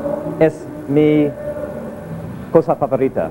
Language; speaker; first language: Spanish; non-native, learner; English